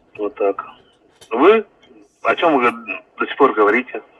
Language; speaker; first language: Russian; native; Russian